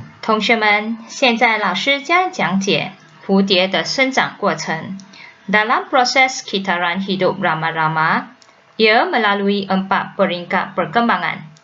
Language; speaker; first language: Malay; non-native, local second language; Chinese